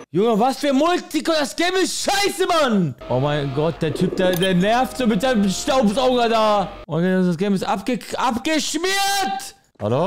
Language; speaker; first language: German; native; German